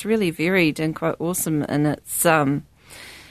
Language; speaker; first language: English; native; English